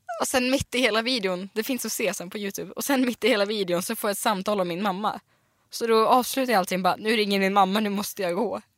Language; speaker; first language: Swedish; early bilingual, other home language; Russian